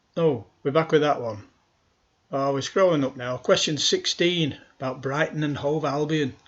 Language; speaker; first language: English; native; English